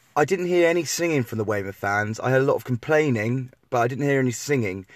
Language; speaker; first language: English; native; English